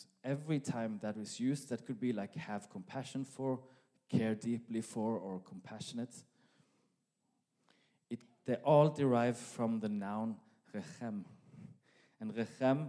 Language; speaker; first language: English; non-native, fluent; Norwegian